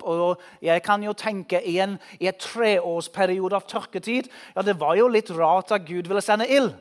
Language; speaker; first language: Norwegian; non-native, fluent; English